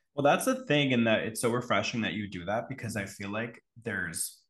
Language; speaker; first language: English; native; English